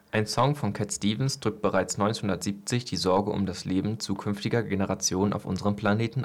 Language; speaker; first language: German; native; German